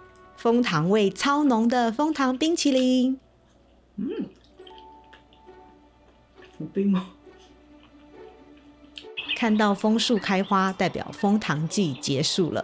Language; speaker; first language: Chinese; native; Chinese